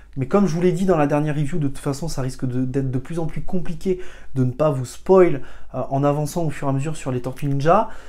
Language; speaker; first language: French; native; French